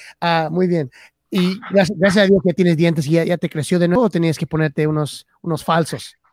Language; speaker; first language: Spanish; early bilingual, heritage; Spanish